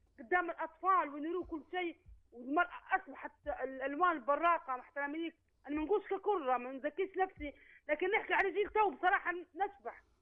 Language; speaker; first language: Arabic; native; Arabic